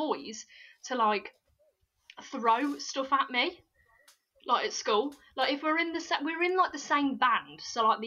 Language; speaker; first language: English; native; English